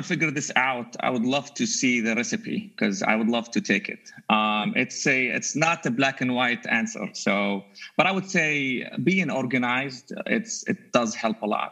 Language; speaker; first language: English; non-native, fluent; Arabic